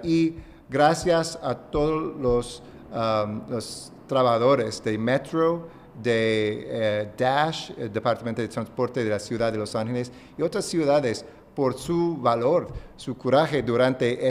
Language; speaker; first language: Spanish; non-native, fluent; English